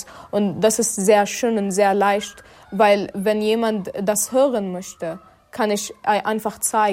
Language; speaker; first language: German; non-native, learner; Arabic